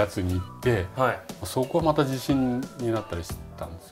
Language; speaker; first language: Japanese; native; Japanese